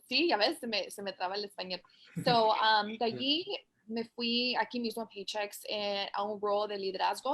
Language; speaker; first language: Spanish; early bilingual, heritage; Spanish